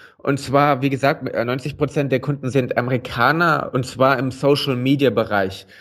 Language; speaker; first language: German; native; German